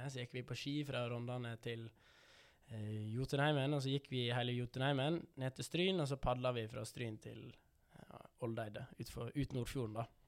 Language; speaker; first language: Norwegian; early bilingual, other home language; Dutch